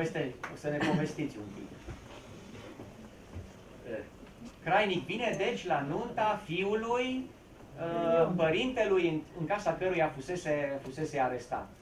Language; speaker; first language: Romanian; native; Romanian